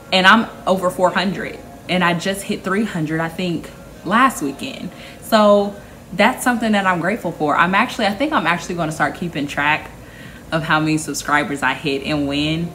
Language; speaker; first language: English; native; English